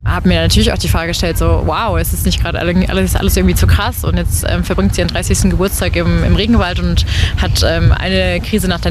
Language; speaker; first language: German; native; German